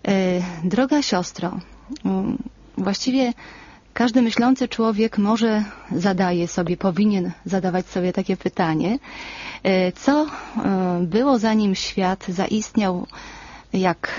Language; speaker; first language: Polish; native; Polish